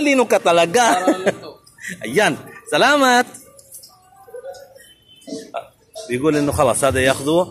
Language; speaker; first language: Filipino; non-native, learner; Arabic